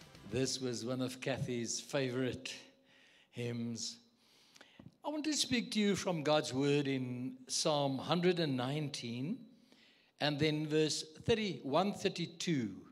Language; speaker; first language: English; non-native, local second language; Afrikaans